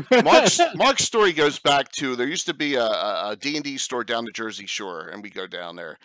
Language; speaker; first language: English; native; English